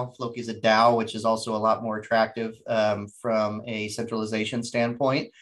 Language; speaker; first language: English; native; English